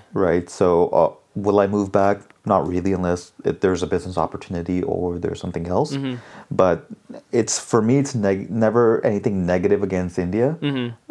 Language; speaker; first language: English; early bilingual, other home language; Hindi